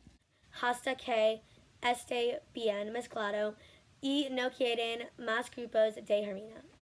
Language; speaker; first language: Spanish; non-native, learner; English